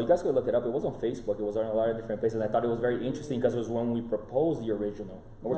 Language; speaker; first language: English; non-native, fluent; Portuguese